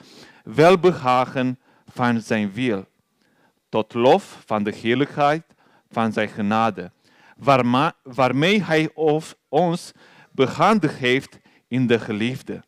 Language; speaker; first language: Dutch; non-native, learner; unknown